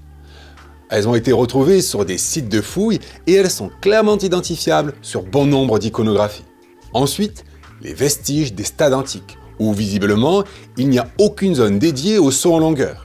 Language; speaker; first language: French; native; French